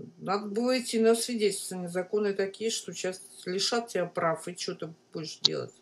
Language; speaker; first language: Russian; native; Russian